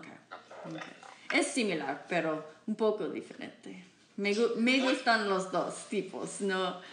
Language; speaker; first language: Spanish; non-native, learner; English